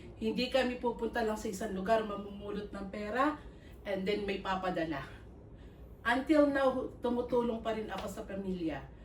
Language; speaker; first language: Filipino; native; Filipino